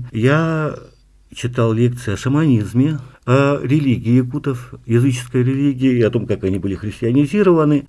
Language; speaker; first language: Russian; non-native, local second language; Yakut